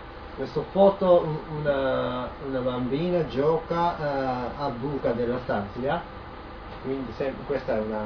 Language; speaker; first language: Italian; non-native, learner; Japanese